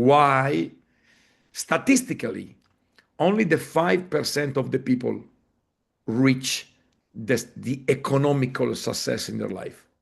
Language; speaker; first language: English; non-native, fluent; Italian